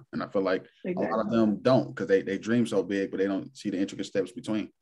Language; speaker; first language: English; native; English